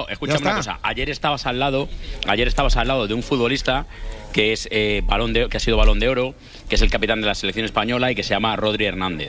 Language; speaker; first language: Spanish; native; Spanish